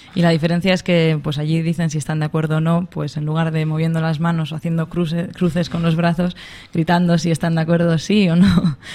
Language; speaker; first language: Spanish; native; Spanish